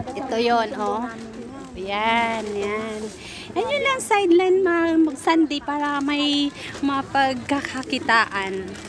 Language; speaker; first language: Filipino; non-native, local second language; Cebuano